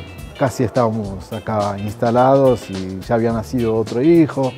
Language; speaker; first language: Spanish; non-native, fluent; Persian